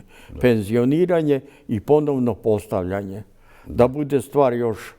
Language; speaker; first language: Croatian; native; Croatian